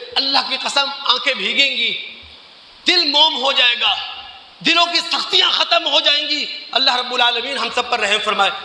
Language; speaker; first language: Urdu; native; Urdu